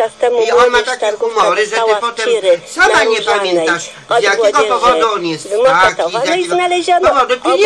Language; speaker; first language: Polish; native; Polish